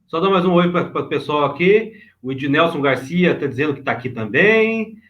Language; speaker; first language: Portuguese; native; Portuguese